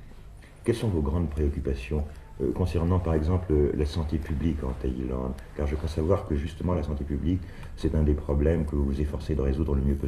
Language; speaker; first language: French; native; French